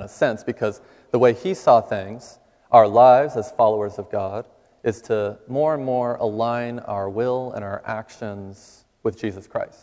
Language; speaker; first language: English; native; English